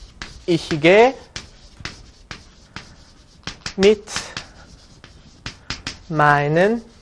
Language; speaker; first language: German; non-native, fluent; Korean